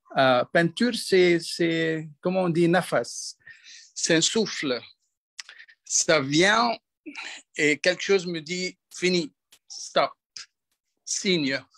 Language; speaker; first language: French; non-native, local second language; Arabic